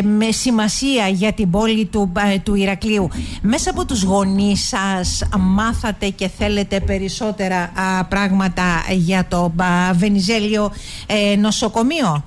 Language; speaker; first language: Greek; native; Greek